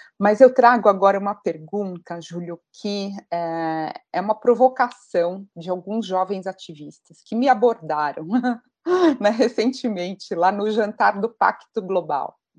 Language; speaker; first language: Portuguese; native; Portuguese